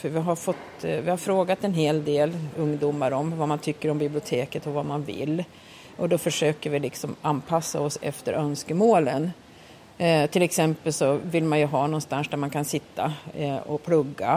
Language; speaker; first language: Swedish; native; Swedish